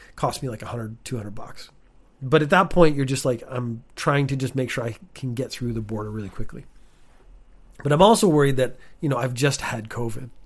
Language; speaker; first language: English; native; English